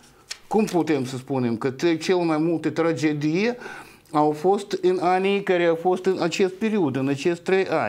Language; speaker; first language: Romanian; non-native, local second language; Russian